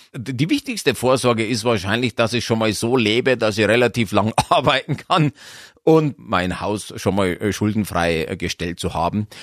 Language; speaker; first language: German; native; German